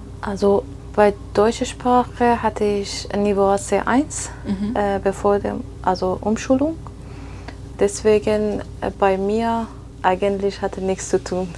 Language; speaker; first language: German; non-native, fluent; Persian